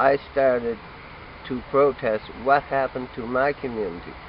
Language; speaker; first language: English; native; English